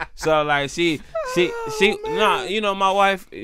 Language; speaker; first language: English; native; English